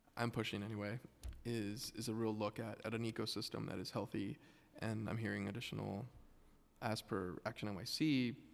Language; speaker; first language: English; early bilingual, other home language; Spanish